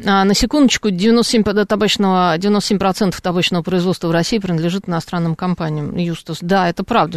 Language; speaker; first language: Russian; native; Russian